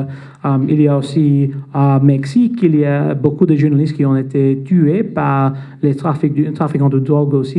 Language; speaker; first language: French; non-native, fluent; English